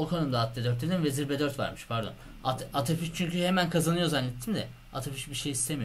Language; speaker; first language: Turkish; native; Turkish